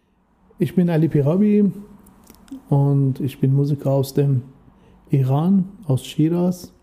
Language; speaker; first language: German; non-native, learner; Persian